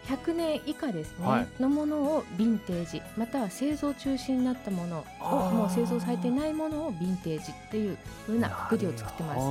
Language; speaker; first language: Japanese; native; Japanese